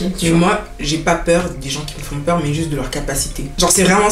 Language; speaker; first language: French; native; French